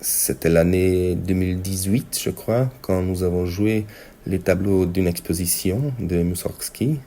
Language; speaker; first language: French; non-native, fluent; Hungarian